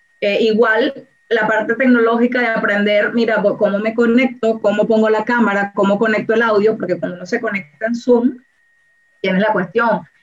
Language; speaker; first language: Spanish; native; Spanish